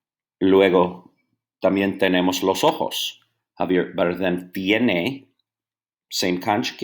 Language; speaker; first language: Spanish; non-native, fluent; English